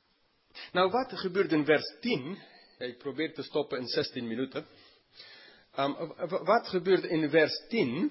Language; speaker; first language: Dutch; non-native, fluent; English